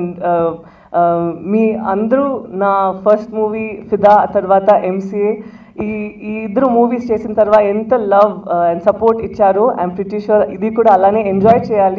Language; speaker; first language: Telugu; non-native, fluent; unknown